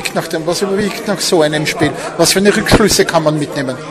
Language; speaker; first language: German; native; German